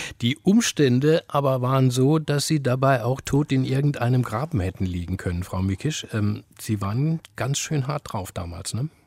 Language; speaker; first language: German; native; German